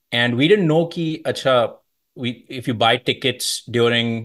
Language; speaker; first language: English; non-native, local second language; Marathi